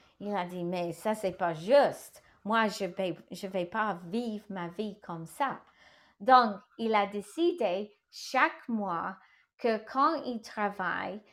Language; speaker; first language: French; non-native, learner; English